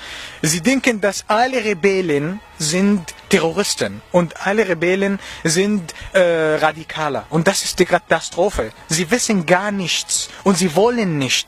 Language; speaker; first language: German; non-native, learner; Arabic